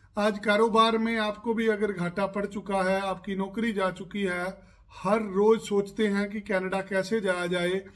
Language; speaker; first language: Hindi; non-native, local second language; Punjabi